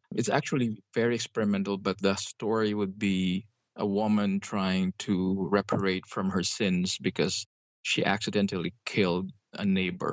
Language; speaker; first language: English; non-native, local second language; Hiligaynon